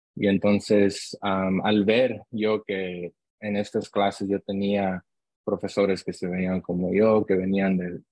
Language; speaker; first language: Spanish; early bilingual, heritage; Spanish